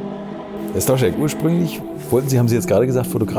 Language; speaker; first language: German; native; German